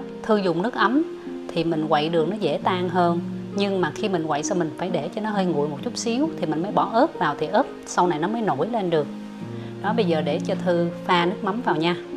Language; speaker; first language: Vietnamese; native; Vietnamese